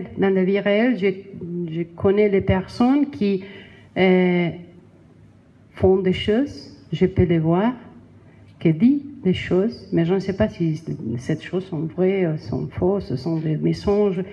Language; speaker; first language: French; non-native, learner; Spanish